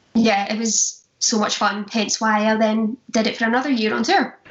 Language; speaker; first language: English; native; English